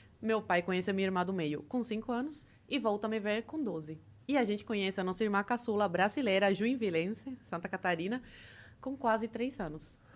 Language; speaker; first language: Portuguese; early bilingual, other home language; Spanish